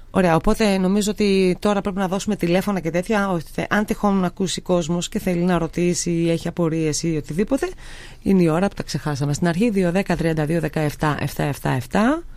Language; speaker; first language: Greek; native; Greek